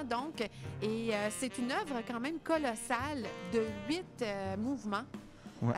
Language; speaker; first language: French; native; French